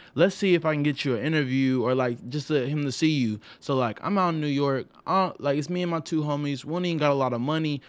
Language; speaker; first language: English; native; English